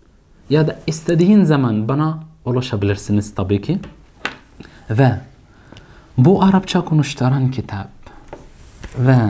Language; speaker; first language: Turkish; non-native, fluent; Arabic